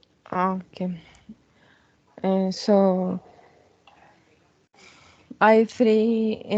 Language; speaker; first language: English; non-native, learner; Spanish